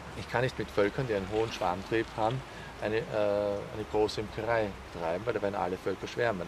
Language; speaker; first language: German; native; German